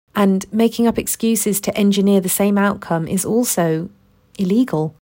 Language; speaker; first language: English; native; English